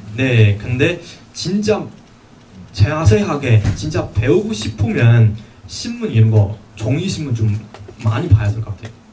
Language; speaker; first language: Korean; non-native, fluent; Chinese